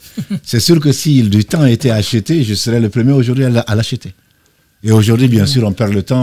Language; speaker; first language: French; native; French